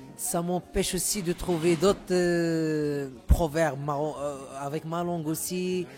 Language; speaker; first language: French; non-native, local second language; Arabic